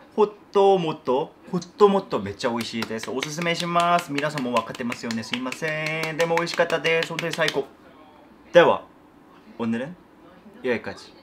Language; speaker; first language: Japanese; non-native, fluent; Korean